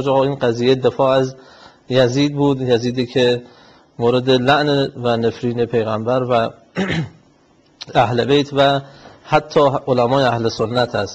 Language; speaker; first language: Persian; native; Persian